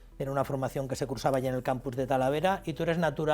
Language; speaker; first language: Spanish; native; Spanish